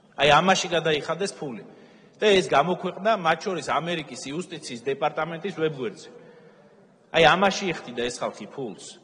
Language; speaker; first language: Georgian; native; Georgian